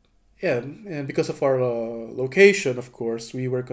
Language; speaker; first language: English; non-native, local second language; Filipino